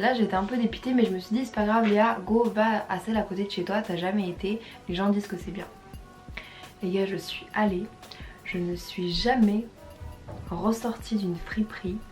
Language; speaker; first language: French; native; French